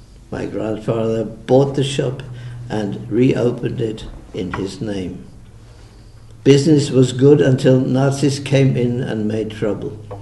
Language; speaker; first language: English; early bilingual, other home language; German